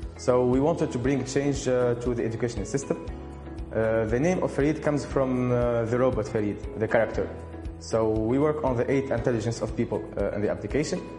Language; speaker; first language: English; non-native, fluent; Arabic